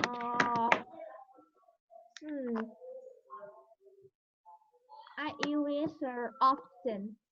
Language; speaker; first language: English; non-native, learner; Vietnamese